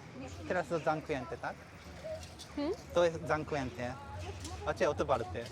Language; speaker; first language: Polish; non-native, learner; Japanese